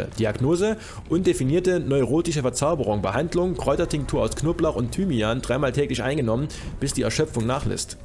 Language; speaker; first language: German; native; German